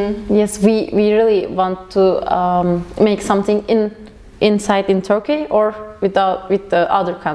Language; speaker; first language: English; non-native, learner; Turkish